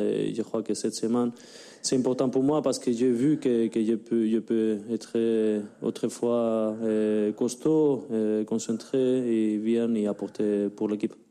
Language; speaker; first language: French; non-native, learner; Spanish